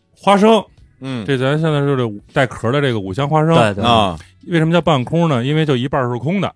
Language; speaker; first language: Chinese; native; Chinese